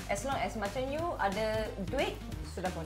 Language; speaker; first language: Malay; non-native, local second language; Cantonese